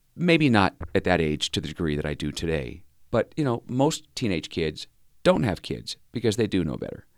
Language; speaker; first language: English; native; English